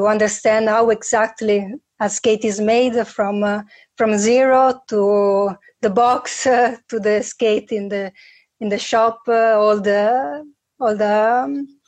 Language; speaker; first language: English; non-native, fluent; Italian